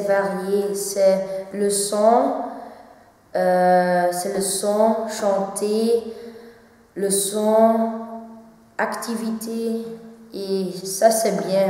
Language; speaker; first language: French; non-native, local second language; Dutch